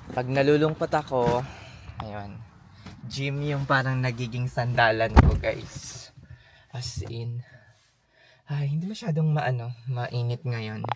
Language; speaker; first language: Filipino; native; Filipino